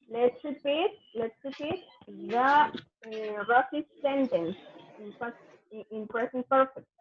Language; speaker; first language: English; non-native, fluent; Spanish